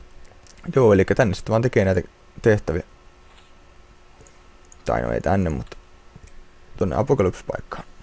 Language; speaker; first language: Finnish; native; Finnish